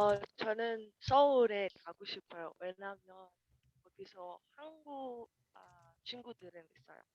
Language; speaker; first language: Korean; non-native, learner; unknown